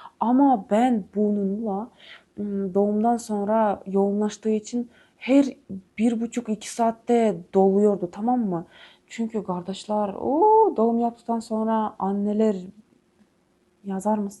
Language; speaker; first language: Turkish; non-native, fluent; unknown